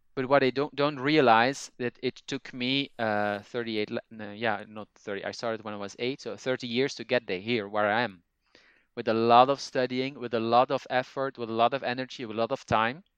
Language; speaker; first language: English; non-native, fluent; Dutch